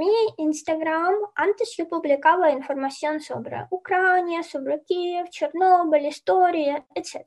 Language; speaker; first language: Spanish; non-native, fluent; Ukrainian